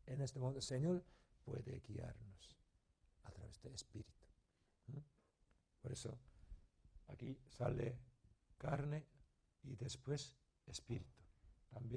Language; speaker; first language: Spanish; non-native, learner; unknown